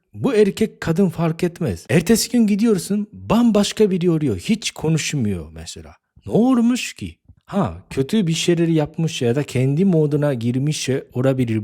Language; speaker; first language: Turkish; non-native, fluent; Japanese